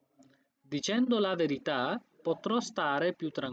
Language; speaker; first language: Italian; non-native, fluent; Bangla